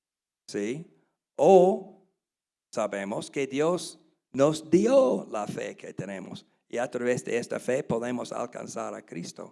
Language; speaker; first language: Spanish; non-native, learner; English